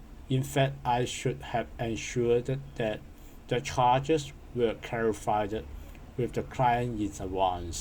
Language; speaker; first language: English; non-native, learner; Cantonese